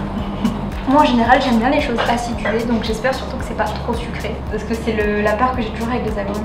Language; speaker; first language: French; native; French